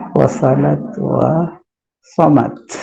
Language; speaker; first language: Arabic; non-native, learner; Malay